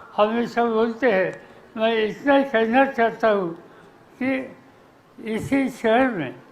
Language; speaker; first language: Hindi; non-native, local second language; Marathi